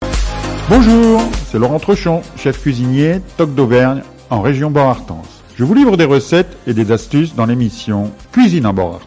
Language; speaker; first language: French; native; French